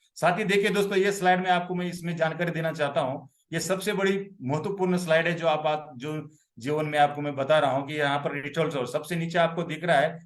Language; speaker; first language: Hindi; non-native, local second language; Marathi